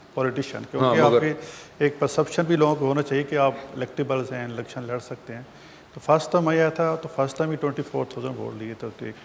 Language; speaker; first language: Urdu; native; Urdu